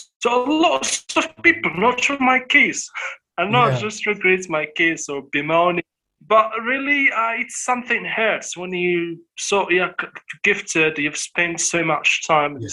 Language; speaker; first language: English; non-native, fluent; Arabic